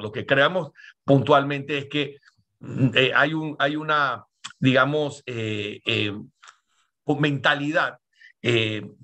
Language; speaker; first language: Spanish; native; Spanish